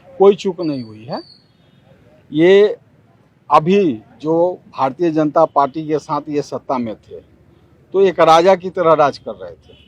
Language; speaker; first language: Hindi; native; Hindi